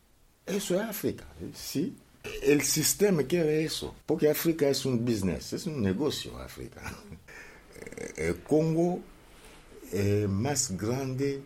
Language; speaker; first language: Spanish; non-native, learner; Lingala